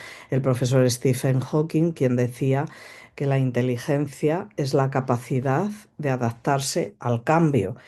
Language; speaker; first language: Spanish; native; Spanish